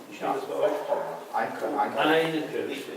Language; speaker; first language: German; non-native, fluent; French